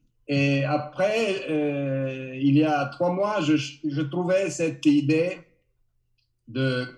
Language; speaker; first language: French; non-native, learner; Italian